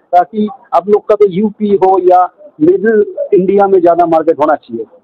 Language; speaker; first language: Hindi; non-native, local second language; Bangla